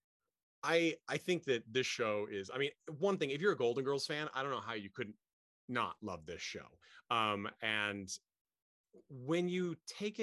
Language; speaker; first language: English; native; English